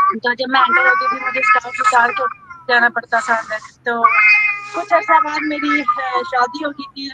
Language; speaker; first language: Urdu; native; Urdu